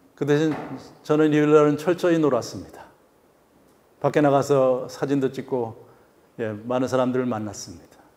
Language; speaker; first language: Korean; native; Korean